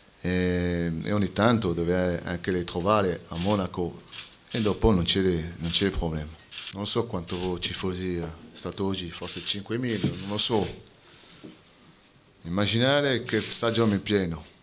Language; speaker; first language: Italian; non-native, fluent; French